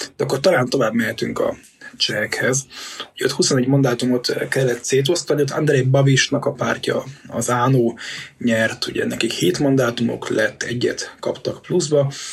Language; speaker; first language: Hungarian; native; Hungarian